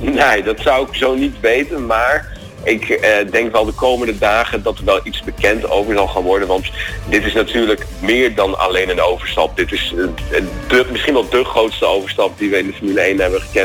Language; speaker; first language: Dutch; native; Dutch